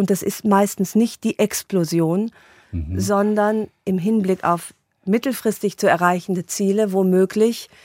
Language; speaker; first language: German; native; German